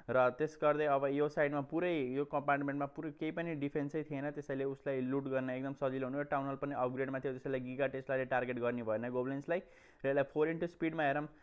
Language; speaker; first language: Nepali; native; Nepali